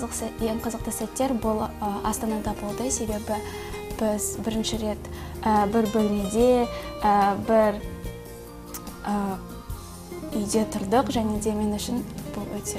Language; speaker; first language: Kazakh; non-native, local second language; Russian